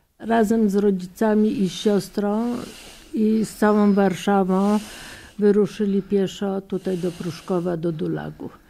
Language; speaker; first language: Polish; native; Polish